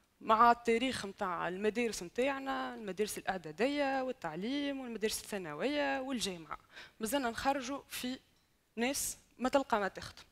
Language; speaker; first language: Arabic; native; Arabic